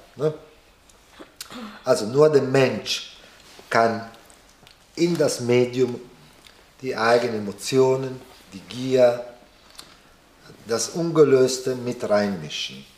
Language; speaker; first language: German; non-native, fluent; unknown